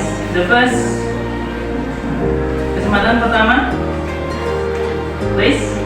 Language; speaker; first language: English; non-native, learner; Indonesian